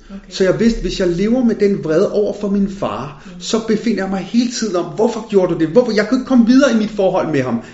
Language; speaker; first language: Danish; early bilingual, other home language; Punjabi